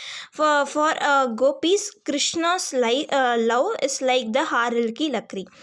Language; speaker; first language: English; non-native, local second language; Hindi